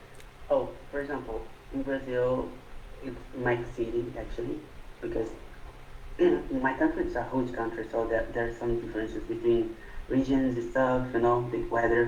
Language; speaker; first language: English; non-native, fluent; Portuguese